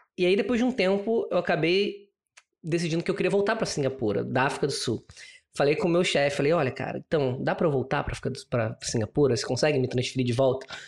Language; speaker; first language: Portuguese; native; Portuguese